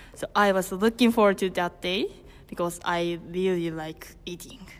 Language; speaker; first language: English; non-native, learner; Japanese